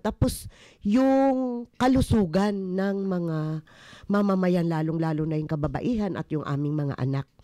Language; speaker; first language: Filipino; native; Filipino